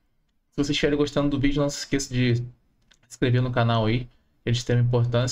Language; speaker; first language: Portuguese; native; Portuguese